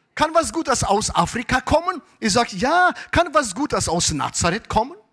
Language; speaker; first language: German; early bilingual, heritage; German